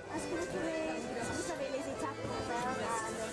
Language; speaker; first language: French; non-native, learner; English